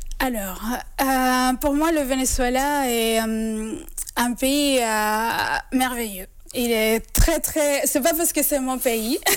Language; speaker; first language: French; non-native, fluent; Spanish